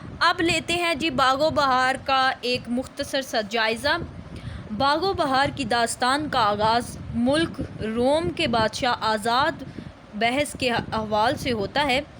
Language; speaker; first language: Urdu; native; Urdu